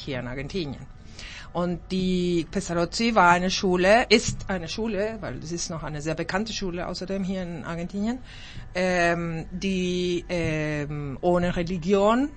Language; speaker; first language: German; early bilingual, heritage; German